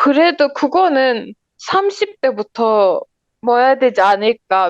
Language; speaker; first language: Korean; non-native, learner; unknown